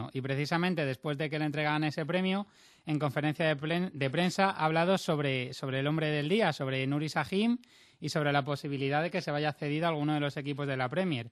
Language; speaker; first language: Spanish; native; Spanish